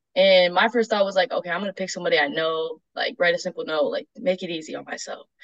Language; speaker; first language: English; native; English